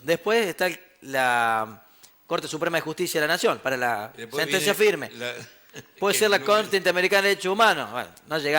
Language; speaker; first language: Spanish; native; Spanish